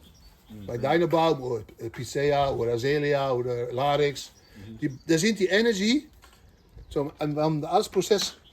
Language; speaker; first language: German; non-native, learner; Dutch